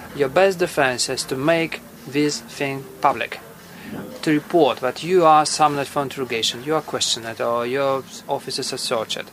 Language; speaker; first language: English; non-native, fluent; Russian